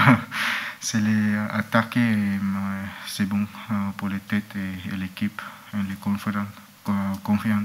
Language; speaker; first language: French; non-native, learner; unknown